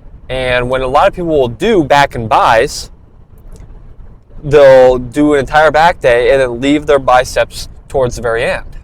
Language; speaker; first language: English; native; English